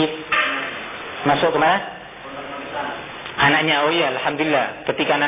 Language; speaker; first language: Indonesian; native; Indonesian